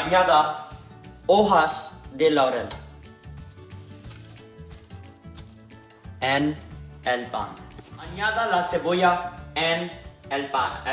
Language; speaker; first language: Spanish; non-native, learner; English